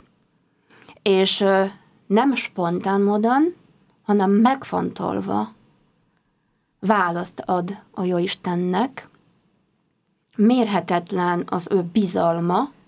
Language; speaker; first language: Hungarian; non-native, fluent; Polish